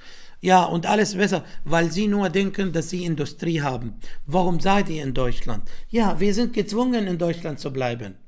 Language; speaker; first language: German; non-native, fluent; Arabic